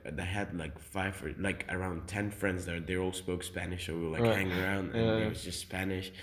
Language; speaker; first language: English; early bilingual, other home language; Spanish